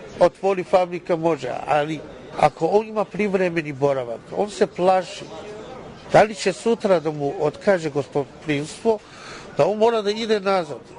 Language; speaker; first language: Serbian; non-native, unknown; Chinese